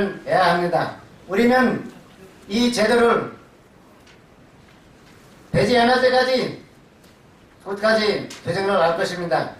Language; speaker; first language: Korean; non-native, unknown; Nepali